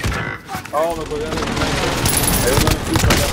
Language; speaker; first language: Spanish; native; Spanish